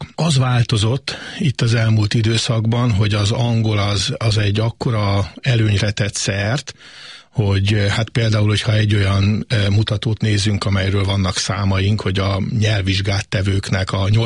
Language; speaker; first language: Hungarian; native; Hungarian